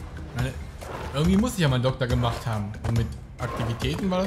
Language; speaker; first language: German; native; German